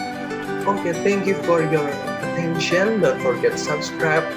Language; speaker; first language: English; non-native, learner; Indonesian